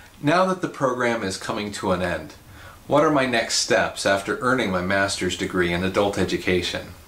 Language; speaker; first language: English; native; English